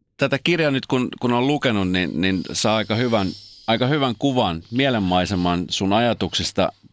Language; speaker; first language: Finnish; native; Finnish